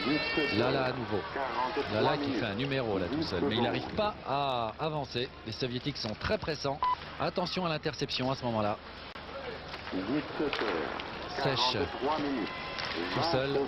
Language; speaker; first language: French; native; French